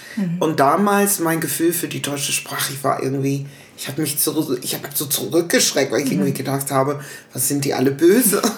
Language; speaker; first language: German; early bilingual, other home language; English